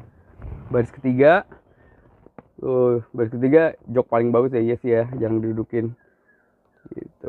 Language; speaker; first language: Indonesian; native; Indonesian